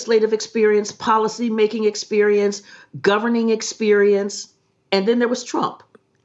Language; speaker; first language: English; native; English